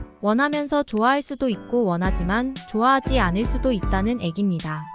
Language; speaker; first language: Korean; native; Korean